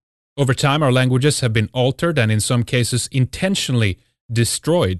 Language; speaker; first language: English; non-native, fluent; Swedish